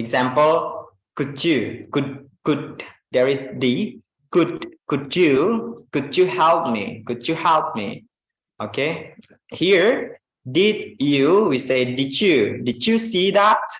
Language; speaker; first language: English; non-native, fluent; Indonesian